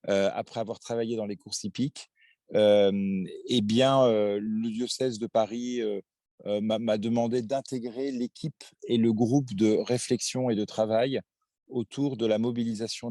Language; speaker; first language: French; native; French